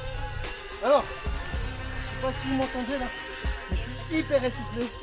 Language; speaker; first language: French; native; French